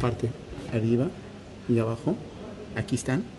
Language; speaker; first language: Spanish; non-native, learner; Arabic